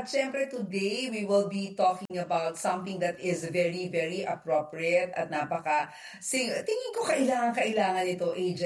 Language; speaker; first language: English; non-native, local second language; Filipino